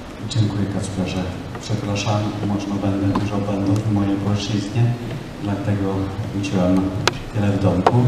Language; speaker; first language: Polish; non-native, learner; Czech